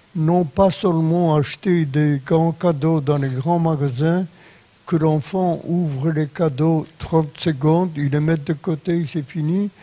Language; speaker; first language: French; non-native, fluent; Polish